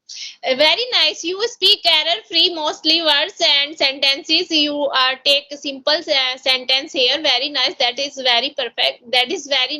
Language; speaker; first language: English; non-native, local second language; Hindi